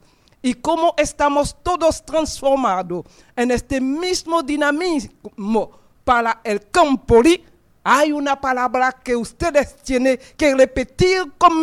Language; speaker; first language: Spanish; non-native, fluent; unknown